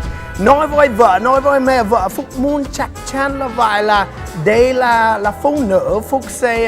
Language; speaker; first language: Vietnamese; non-native, learner; English